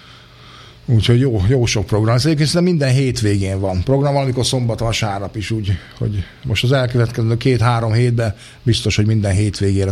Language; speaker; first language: Hungarian; native; Hungarian